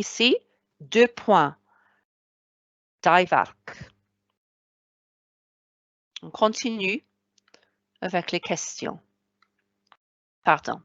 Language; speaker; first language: French; non-native, fluent; Welsh